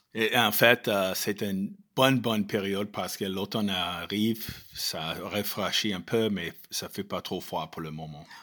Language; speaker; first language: French; non-native, fluent; English